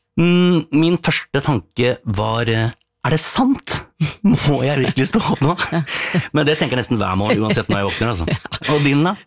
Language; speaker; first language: Norwegian; native; Norwegian